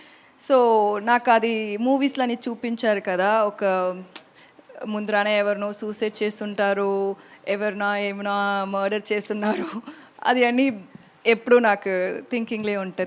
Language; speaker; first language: Telugu; non-native, learner; Tamil